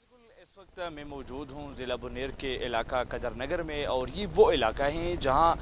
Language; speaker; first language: Urdu; native; Urdu